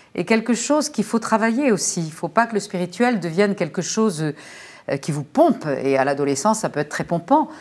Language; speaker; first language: French; native; French